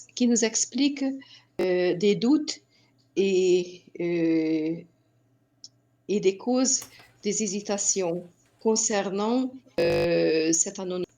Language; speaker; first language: French; non-native, fluent; Hungarian